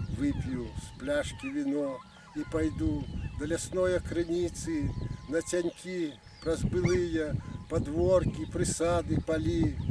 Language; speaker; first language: Belarusian; native; Belarusian